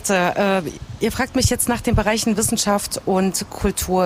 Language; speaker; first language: German; native; German